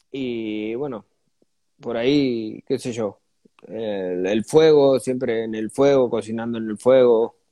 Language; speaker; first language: Spanish; native; Spanish